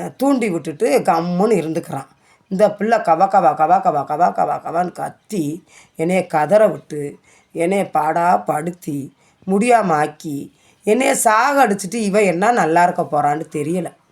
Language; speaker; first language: Tamil; native; Tamil